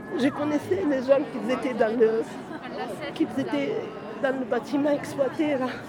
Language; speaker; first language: French; non-native, fluent; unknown